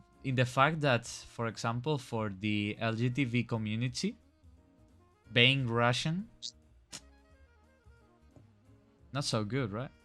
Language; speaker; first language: English; non-native, fluent; Spanish